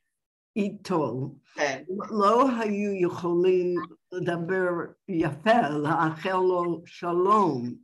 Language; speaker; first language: Hebrew; non-native, learner; English